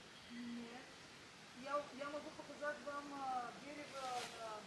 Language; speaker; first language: Russian; non-native, learner; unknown